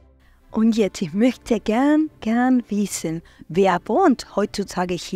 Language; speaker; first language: German; non-native, fluent; Italian